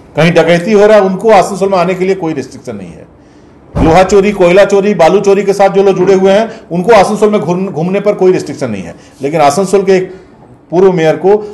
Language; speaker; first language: Hindi; native; Hindi